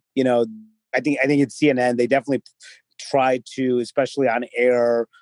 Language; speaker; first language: English; native; English